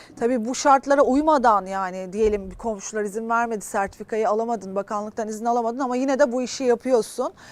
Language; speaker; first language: Turkish; native; Turkish